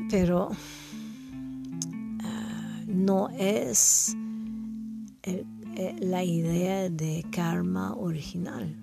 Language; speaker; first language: Spanish; non-native, learner; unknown